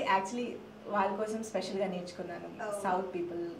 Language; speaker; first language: Telugu; non-native, local second language; Hindi